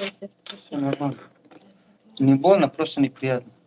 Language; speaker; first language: Russian; non-native, learner; Tajik